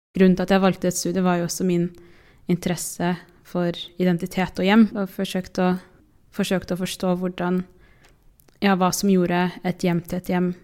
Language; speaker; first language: Norwegian; early bilingual, other home language; Tigrinya